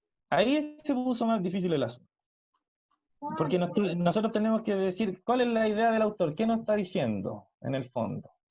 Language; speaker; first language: Spanish; native; Spanish